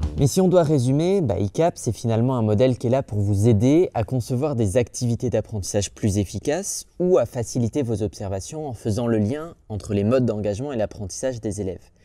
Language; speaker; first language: French; native; French